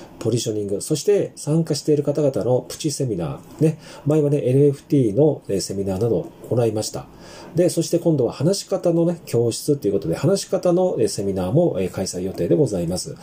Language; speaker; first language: Japanese; native; Japanese